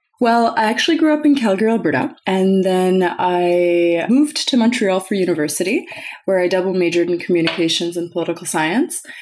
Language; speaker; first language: English; early bilingual, other home language; French